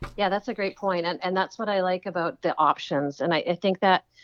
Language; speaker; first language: English; native; English